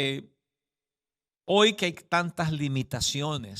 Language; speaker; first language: Spanish; native; Spanish